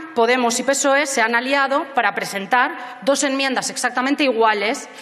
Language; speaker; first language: Spanish; native; Spanish